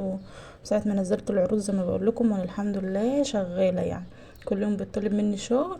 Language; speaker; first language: Arabic; native; Arabic